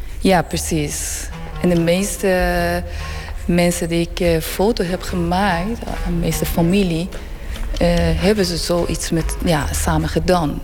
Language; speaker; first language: Dutch; non-native, learner; Persian